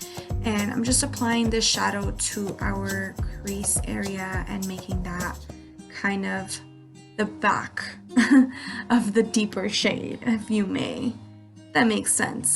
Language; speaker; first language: English; native; English